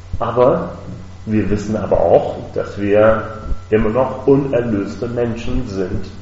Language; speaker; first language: German; non-native, fluent; English